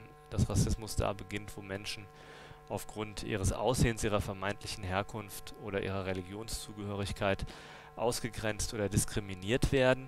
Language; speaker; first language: German; native; German